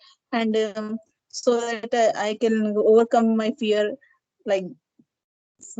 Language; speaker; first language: English; non-native, learner; Telugu